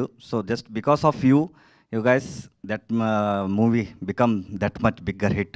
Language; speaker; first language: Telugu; non-native, learner; Kannada